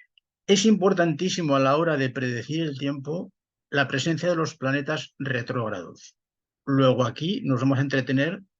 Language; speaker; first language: Spanish; native; Spanish